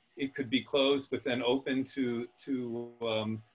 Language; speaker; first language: English; native; English